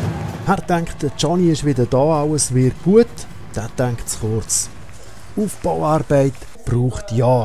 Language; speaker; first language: German; native; German